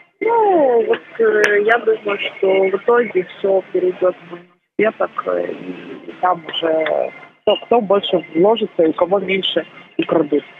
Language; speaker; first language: Russian; native; Russian